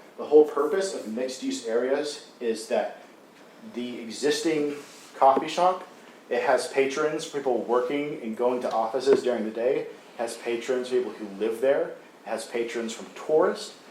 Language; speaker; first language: English; native; English